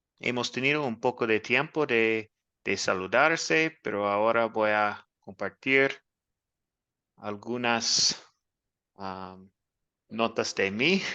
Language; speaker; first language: Spanish; non-native, learner; English